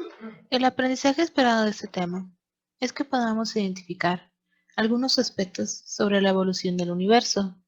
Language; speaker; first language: Spanish; native; Spanish